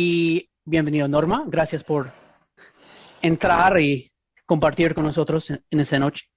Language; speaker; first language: Spanish; non-native, fluent; English